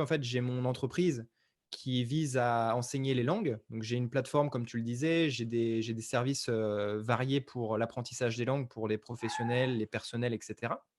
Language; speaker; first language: French; native; French